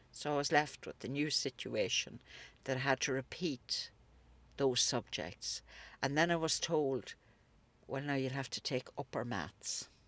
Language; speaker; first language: English; native; English